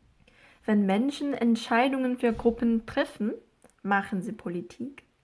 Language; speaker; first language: German; non-native, fluent; Korean